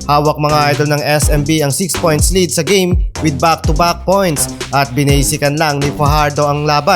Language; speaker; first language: Filipino; native; Filipino